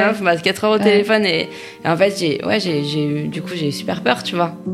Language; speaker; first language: French; native; French